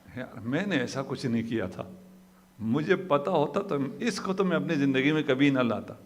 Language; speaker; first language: Urdu; non-native, local second language; Punjabi